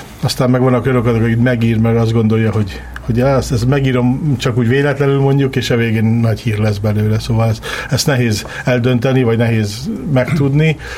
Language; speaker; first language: Hungarian; early bilingual, heritage; Hungarian